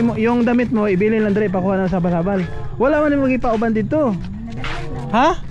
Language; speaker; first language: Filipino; non-native, local second language; Cebuano